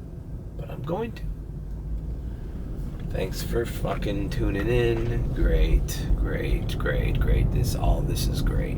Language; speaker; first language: English; early bilingual, other home language; Spanish